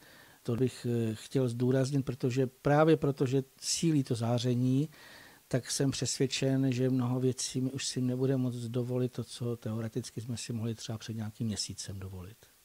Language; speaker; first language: Czech; native; Czech